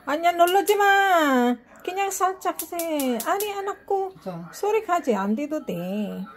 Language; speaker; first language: Korean; non-native, learner; Filipino